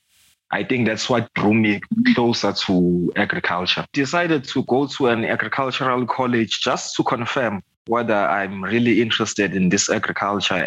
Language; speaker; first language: English; non-native, local second language; Zulu